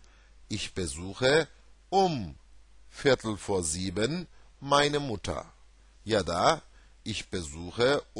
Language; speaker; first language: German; non-native, fluent; Turkish